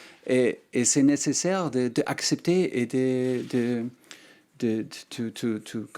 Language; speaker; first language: French; non-native, learner; German